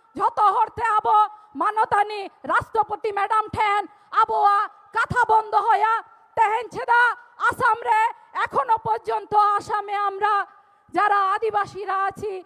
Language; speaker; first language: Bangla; non-native, local second language; Santali